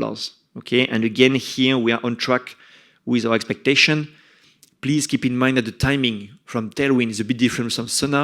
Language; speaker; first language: English; non-native, fluent; French